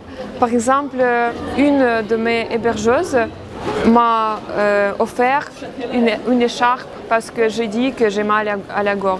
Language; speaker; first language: French; non-native, fluent; Ukrainian